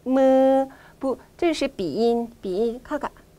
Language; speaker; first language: Chinese; non-native, fluent; Korean